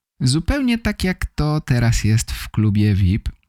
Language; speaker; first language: Polish; native; Polish